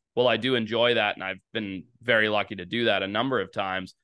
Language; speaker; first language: English; native; English